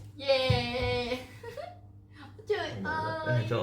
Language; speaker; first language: Korean; non-native, learner; Vietnamese